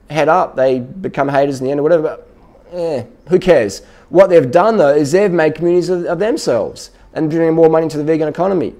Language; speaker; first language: English; native; English